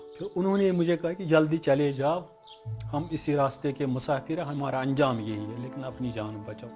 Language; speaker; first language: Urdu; non-native, local second language; Kashmiri